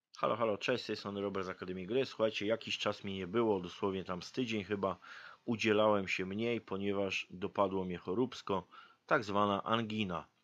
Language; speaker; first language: Polish; native; Polish